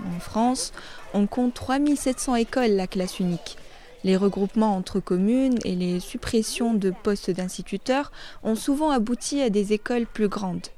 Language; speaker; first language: French; non-native, local second language; Arabic